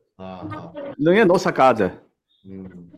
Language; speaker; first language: Portuguese; non-native, learner; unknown